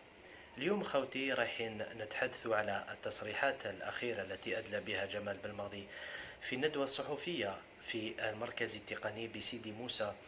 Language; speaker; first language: Arabic; native; Arabic